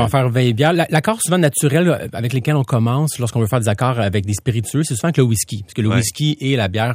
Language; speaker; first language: French; native; French